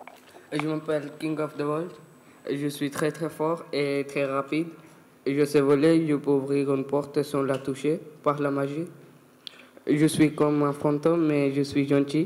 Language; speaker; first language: French; non-native, learner; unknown